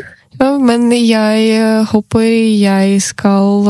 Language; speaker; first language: Norwegian; non-native, learner; Ukrainian